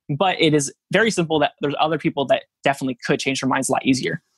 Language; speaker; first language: English; native; English